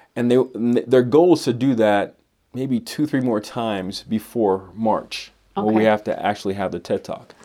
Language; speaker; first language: English; native; English